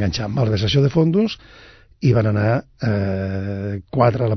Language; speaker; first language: Catalan; non-native, local second language; Spanish